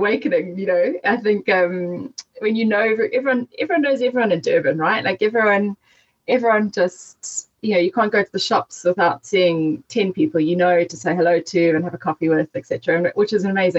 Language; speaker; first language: English; native; English